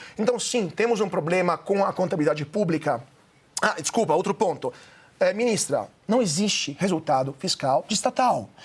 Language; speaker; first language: Portuguese; non-native, fluent; Italian